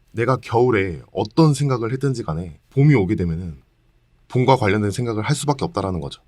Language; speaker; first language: Korean; native; Korean